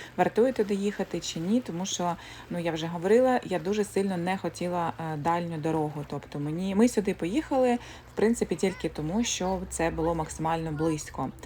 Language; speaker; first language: Ukrainian; native; Ukrainian